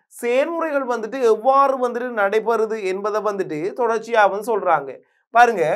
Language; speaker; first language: Tamil; native; Tamil